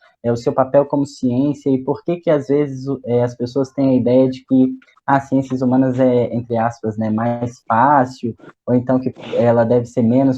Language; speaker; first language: Portuguese; native; Portuguese